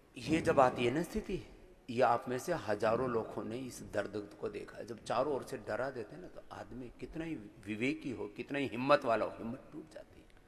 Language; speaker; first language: Hindi; native; Hindi